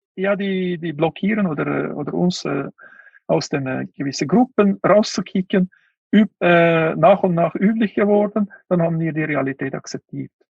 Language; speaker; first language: German; non-native, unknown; Uyghur